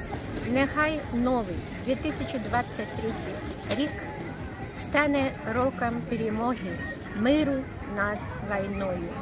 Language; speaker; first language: Ukrainian; non-native, local second language; Russian